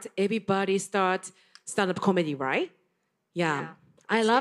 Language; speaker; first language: English; non-native, learner; Japanese